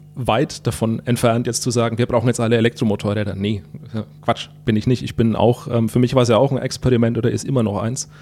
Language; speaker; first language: German; native; German